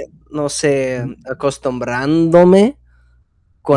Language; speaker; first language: Spanish; non-native, fluent; English